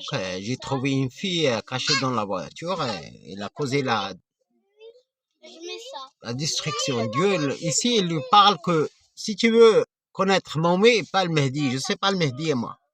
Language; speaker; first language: French; non-native, fluent; Arabic